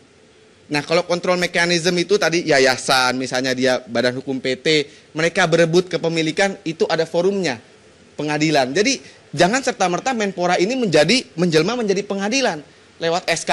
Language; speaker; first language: Indonesian; native; Indonesian